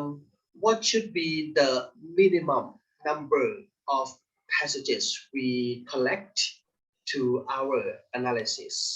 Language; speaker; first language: English; non-native, fluent; Thai